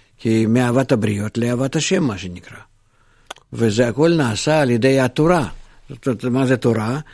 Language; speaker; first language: Hebrew; non-native, fluent; Russian